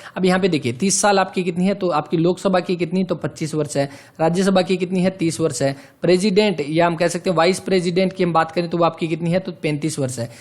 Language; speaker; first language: Hindi; native; Hindi